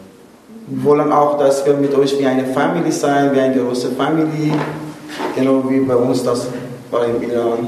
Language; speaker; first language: German; non-native, learner; Persian